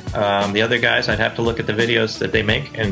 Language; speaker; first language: English; native; English